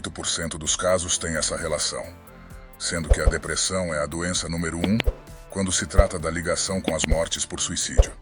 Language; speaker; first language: Portuguese; native; Portuguese